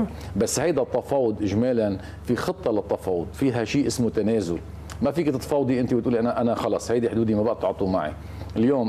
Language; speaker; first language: Arabic; native; Arabic